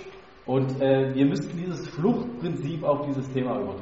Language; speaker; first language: German; native; German